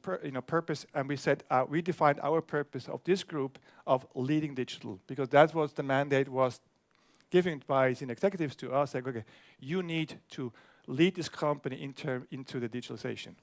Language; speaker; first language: English; non-native, fluent; German